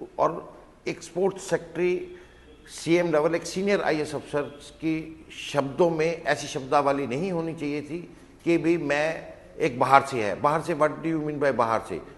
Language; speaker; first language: Hindi; native; Hindi